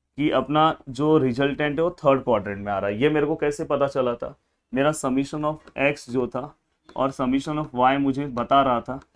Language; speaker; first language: Hindi; non-native, local second language; Marathi